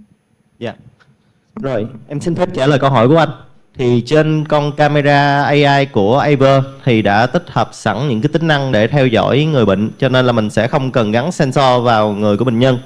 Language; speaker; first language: Vietnamese; native; Vietnamese